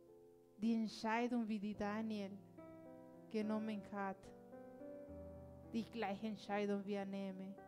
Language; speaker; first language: German; non-native, learner; Spanish